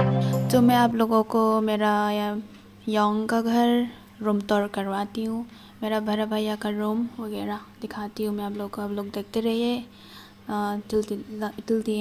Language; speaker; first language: Hindi; non-native, local second language; Kok Borok